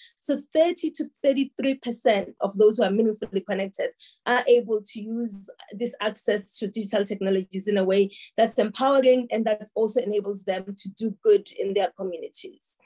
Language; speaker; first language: English; non-native, local second language; Tsonga